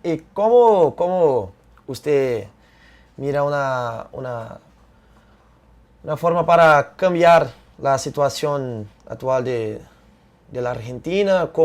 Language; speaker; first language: Spanish; non-native, fluent; Portuguese